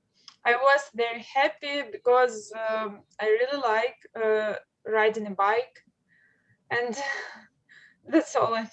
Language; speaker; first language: English; non-native, learner; Russian